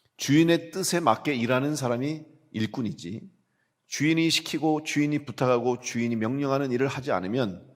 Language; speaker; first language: Korean; native; Korean